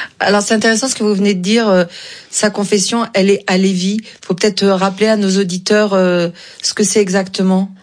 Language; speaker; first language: French; native; French